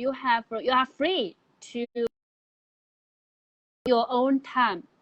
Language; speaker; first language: English; non-native, learner; Chinese